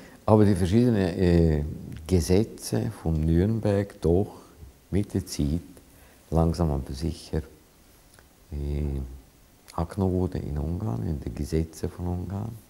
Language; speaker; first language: German; non-native, fluent; Hungarian